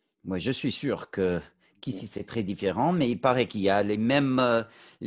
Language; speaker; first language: French; non-native, fluent; English